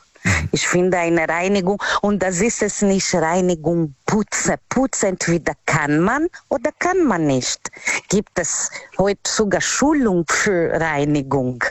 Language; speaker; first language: German; non-native, learner; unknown